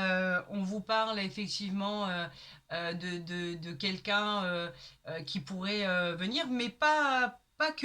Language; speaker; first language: French; native; French